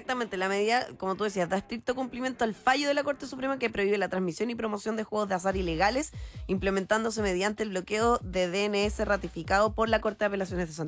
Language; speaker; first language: Spanish; native; Spanish